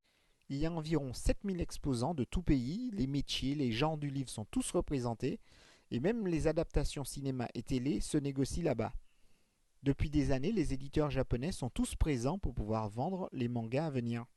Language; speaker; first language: French; native; French